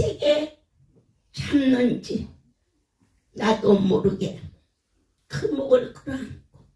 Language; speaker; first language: Korean; native; Korean